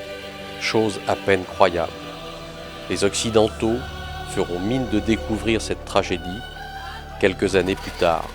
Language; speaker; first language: French; native; French